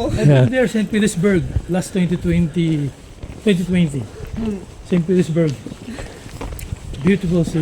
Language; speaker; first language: English; non-native, local second language; Filipino